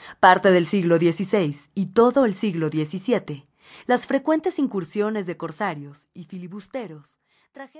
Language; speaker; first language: Spanish; native; Spanish